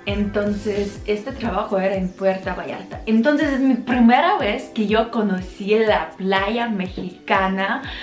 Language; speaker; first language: Spanish; non-native, fluent; Ukrainian